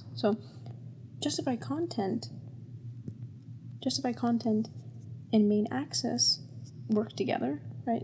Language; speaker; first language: English; native; English